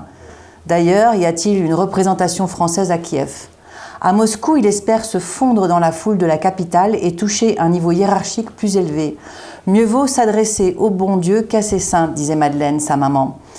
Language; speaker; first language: French; native; French